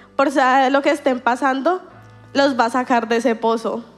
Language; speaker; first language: Spanish; native; Spanish